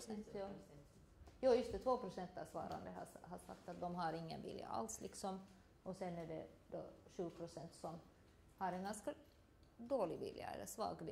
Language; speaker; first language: Swedish; native; Swedish